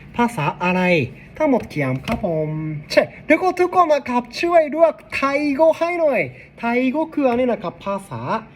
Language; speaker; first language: Thai; non-native, learner; Japanese